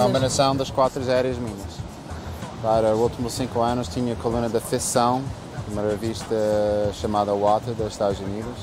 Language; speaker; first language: Portuguese; non-native, fluent; English